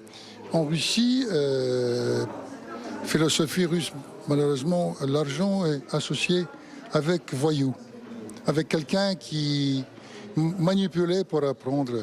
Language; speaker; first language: French; non-native, fluent; Russian